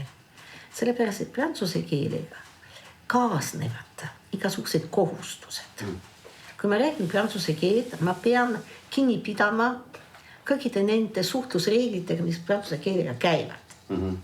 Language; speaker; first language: Estonian; non-native, fluent; French